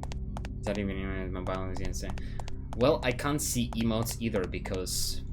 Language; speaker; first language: English; non-native, fluent; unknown